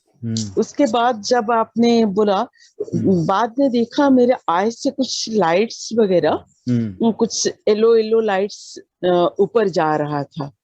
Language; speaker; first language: Hindi; non-native, local second language; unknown